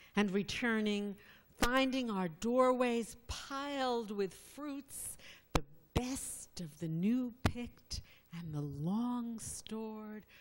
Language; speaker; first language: English; native; English